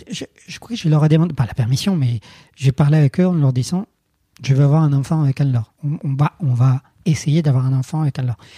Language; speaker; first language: French; non-native, fluent; Spanish